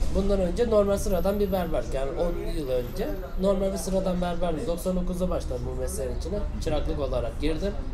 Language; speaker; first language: Turkish; native; Turkish